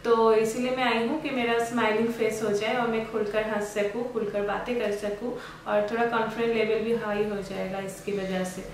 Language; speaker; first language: Hindi; non-native, local second language; Bangla